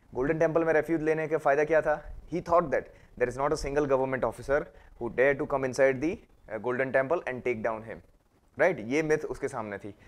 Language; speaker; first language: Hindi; non-native, local second language; Gujarati